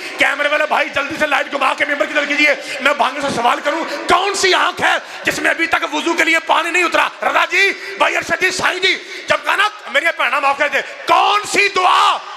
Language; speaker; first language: Urdu; non-native, local second language; Punjabi